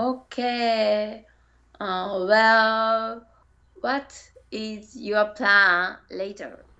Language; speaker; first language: English; non-native, learner; Japanese